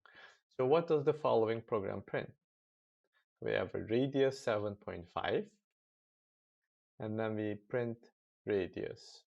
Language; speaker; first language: English; non-native, fluent; Turkish